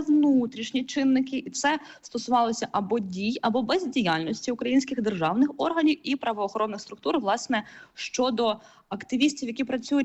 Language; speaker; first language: Ukrainian; native; Ukrainian